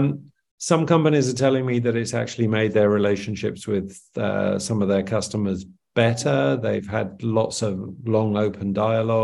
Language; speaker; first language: English; native; English